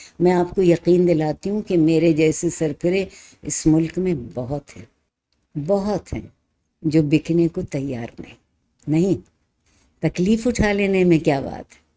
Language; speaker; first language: Urdu; native; Urdu